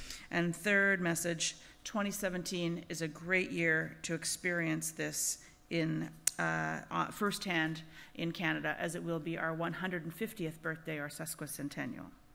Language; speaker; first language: English; native; English